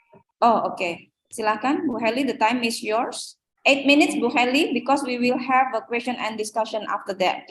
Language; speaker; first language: English; non-native, fluent; Indonesian